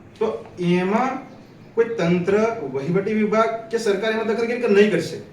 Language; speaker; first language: Gujarati; non-native, local second language; Rathawi